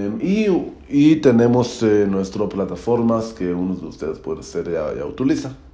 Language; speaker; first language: Spanish; non-native, learner; Hebrew